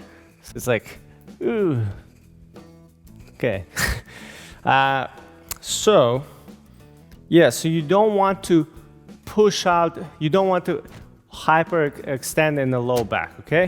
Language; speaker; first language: English; native; English